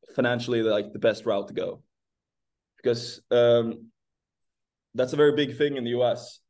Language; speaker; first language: English; non-native, fluent; Swedish